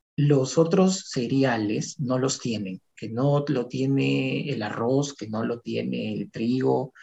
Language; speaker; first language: Spanish; native; Spanish